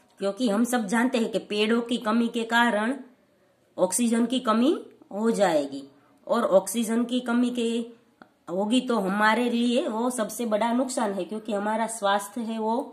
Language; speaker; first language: Hindi; non-native, local second language; Gujarati